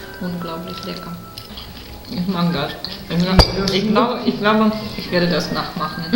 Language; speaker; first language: German; non-native, learner; Russian